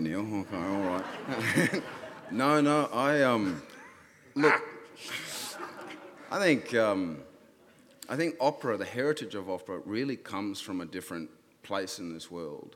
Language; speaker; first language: English; native; English